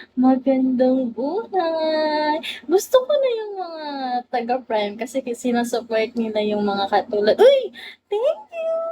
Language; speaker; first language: Filipino; non-native, local second language; Cebuano